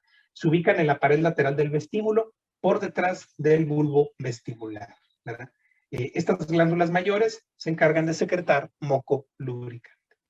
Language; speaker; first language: Spanish; native; Spanish